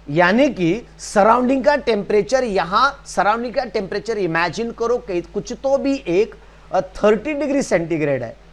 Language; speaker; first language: Hindi; non-native, local second language; Marathi